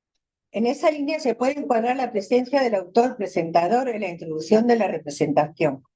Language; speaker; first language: Spanish; native; Spanish